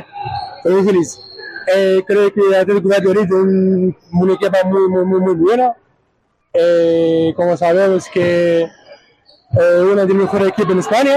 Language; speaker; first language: Spanish; non-native, learner; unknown